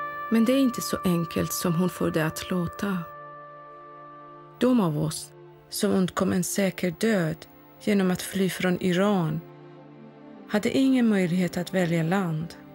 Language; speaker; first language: Swedish; non-native, fluent; Persian